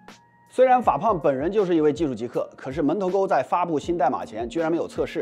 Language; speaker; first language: Chinese; native; Chinese